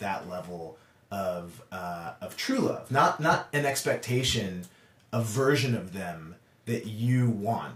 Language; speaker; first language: English; native; English